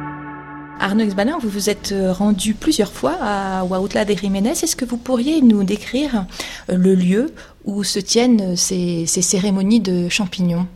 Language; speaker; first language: French; native; French